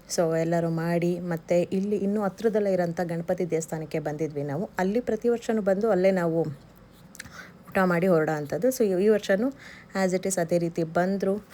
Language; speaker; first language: Kannada; native; Kannada